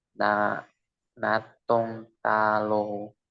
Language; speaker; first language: Chinese; non-native, learner; Indonesian